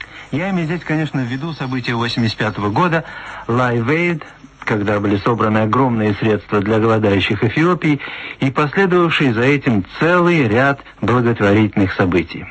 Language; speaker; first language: Russian; native; Russian